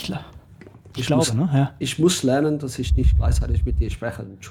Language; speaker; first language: German; non-native, fluent; English